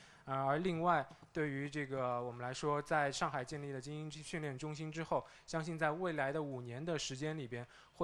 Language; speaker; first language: Chinese; native; Chinese